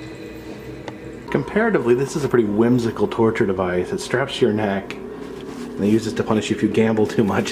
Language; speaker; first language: English; native; English